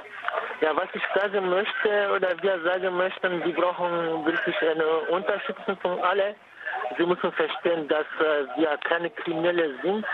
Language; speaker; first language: German; non-native, fluent; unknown